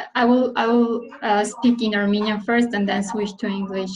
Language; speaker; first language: English; non-native, fluent; Armenian